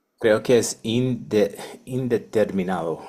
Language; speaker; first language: Spanish; non-native, learner; English